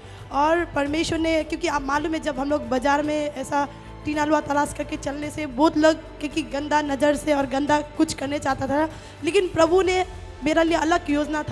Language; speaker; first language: Hindi; non-native, local second language; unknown